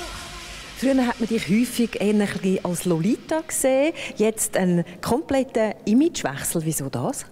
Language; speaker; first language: German; native; German